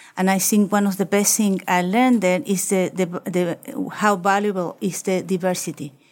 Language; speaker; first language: English; non-native, fluent; Spanish